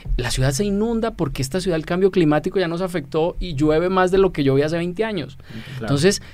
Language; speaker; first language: Spanish; native; Spanish